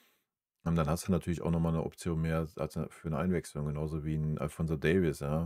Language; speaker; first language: German; native; German